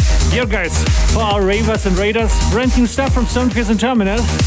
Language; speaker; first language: English; non-native, fluent; German